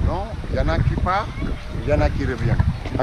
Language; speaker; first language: French; non-native, local second language; Wolof